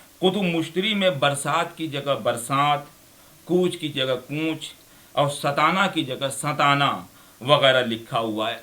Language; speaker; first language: Urdu; native; Urdu